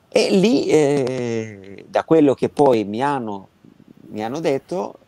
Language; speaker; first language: Italian; non-native, fluent; Albanian